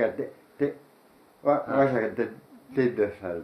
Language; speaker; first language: Japanese; native; Japanese